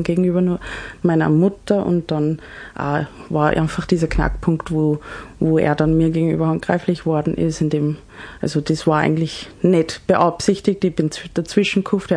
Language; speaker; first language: German; early bilingual, other home language; English